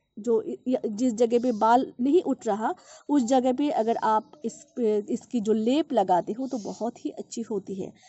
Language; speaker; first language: Hindi; non-native, local second language; Bangla